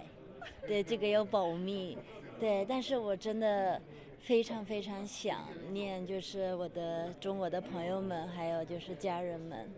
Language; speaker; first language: Chinese; non-native, fluent; Japanese